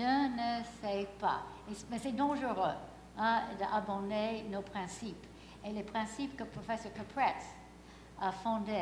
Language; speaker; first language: French; non-native, fluent; English